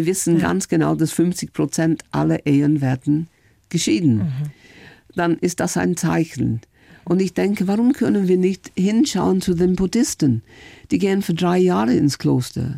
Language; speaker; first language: German; non-native, fluent; English